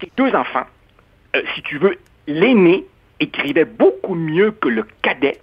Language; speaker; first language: French; early bilingual, other home language; Spanish